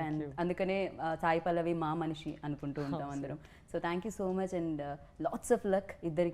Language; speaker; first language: Telugu; native; Telugu